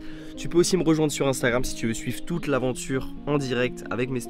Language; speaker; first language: French; native; French